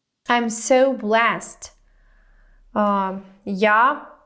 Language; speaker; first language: English; non-native, fluent; Ukrainian